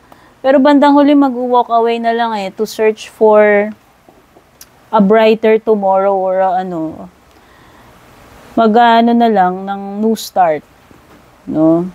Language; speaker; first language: Filipino; native; Filipino